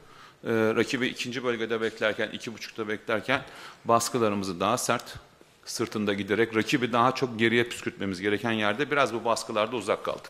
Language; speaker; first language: Turkish; native; Turkish